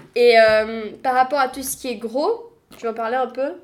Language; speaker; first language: French; native; French